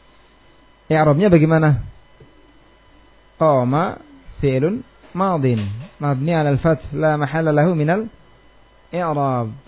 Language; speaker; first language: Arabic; non-native, fluent; Indonesian